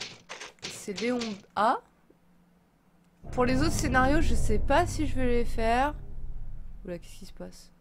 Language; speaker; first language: French; native; French